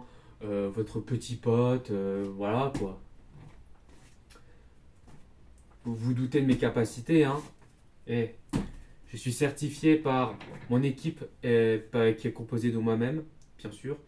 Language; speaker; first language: French; native; French